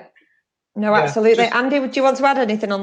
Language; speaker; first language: English; native; English